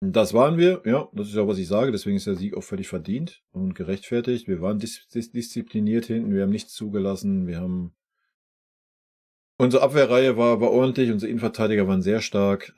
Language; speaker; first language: German; native; German